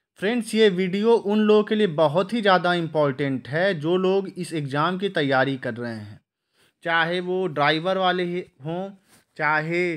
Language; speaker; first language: Hindi; native; Hindi